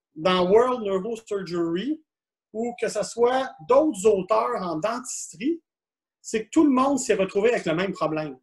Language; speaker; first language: French; native; French